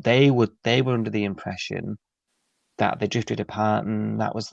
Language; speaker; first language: English; native; English